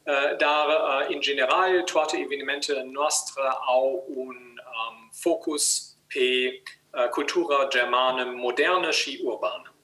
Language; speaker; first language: Romanian; non-native, learner; German